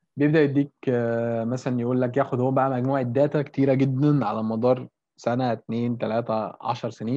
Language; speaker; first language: Arabic; native; Arabic